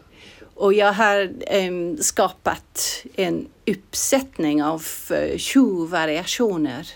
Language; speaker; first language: Swedish; non-native, fluent; English